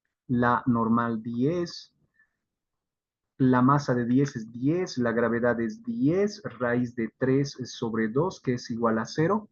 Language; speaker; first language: Spanish; native; Spanish